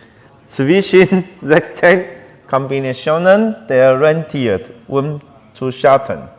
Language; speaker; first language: German; non-native, learner; Chinese